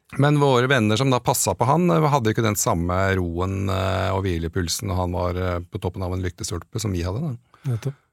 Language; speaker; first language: Norwegian; native; Norwegian